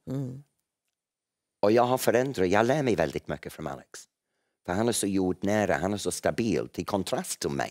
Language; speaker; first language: Swedish; non-native, fluent; English